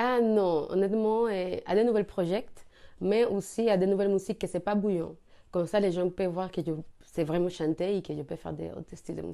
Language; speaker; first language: French; non-native, learner; Spanish